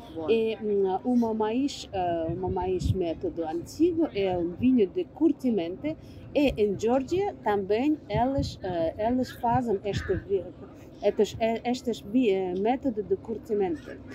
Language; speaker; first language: Portuguese; non-native, learner; English